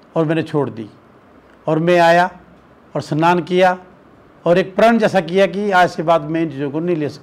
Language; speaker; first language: Hindi; native; Hindi